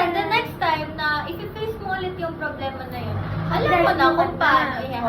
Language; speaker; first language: Filipino; native; Filipino